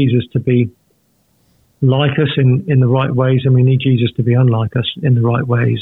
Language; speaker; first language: English; native; English